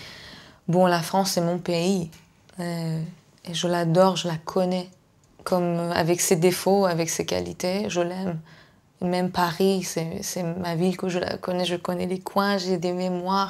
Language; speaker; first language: French; non-native, fluent; Persian